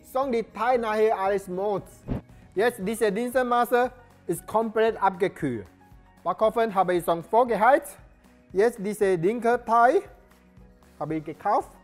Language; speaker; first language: German; non-native, learner; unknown